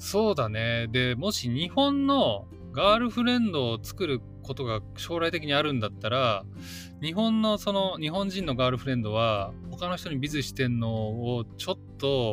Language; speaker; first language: Japanese; native; Japanese